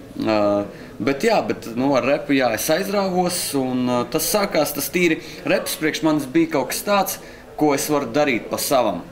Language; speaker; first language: Latvian; native; Latvian